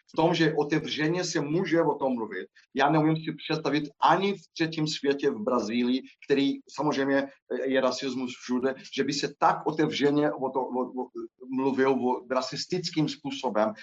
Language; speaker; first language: Czech; non-native, fluent; Portuguese